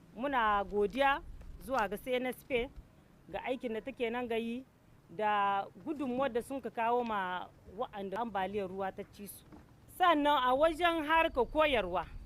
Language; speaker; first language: Hausa; native; Hausa